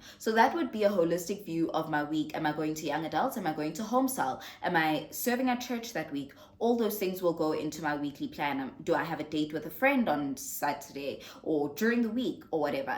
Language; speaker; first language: English; non-native, local second language; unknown